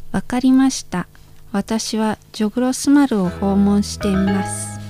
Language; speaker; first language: Japanese; non-native, learner; Indonesian